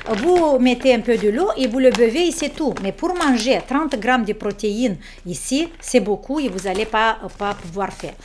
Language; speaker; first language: French; non-native, fluent; Romanian